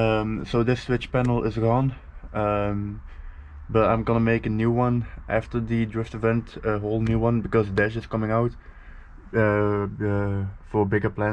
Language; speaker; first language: English; non-native, fluent; Dutch